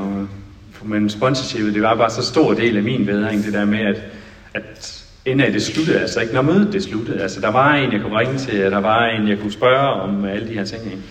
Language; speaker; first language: Danish; native; Danish